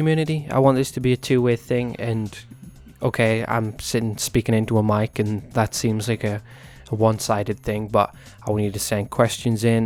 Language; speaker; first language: English; native; English